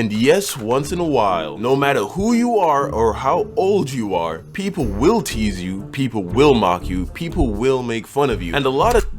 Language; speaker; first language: English; native; English